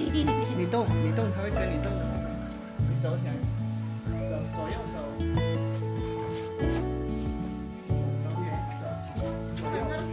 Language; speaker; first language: Chinese; native; Chinese